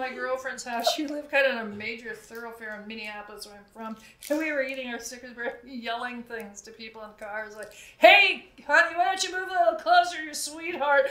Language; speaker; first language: English; native; English